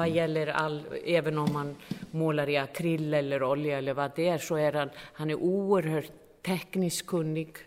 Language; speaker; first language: Swedish; non-native, fluent; Icelandic